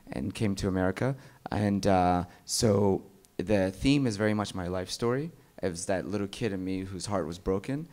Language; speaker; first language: English; early bilingual, other home language; Amharic